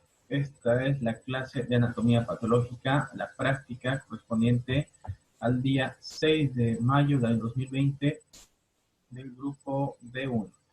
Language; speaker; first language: Spanish; native; Spanish